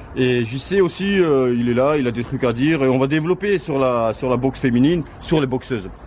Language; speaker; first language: French; non-native, fluent; Georgian